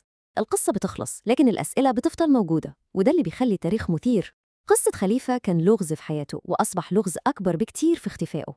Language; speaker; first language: Arabic; native; Arabic